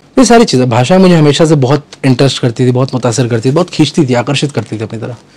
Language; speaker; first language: Hindi; native; Hindi